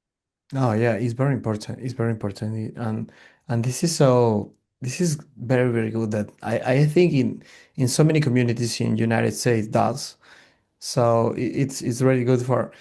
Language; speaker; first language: English; non-native, learner; Spanish